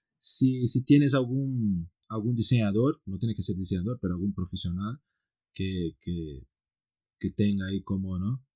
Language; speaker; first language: Spanish; non-native, fluent; Portuguese